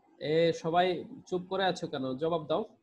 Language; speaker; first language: Arabic; non-native, fluent; Bangla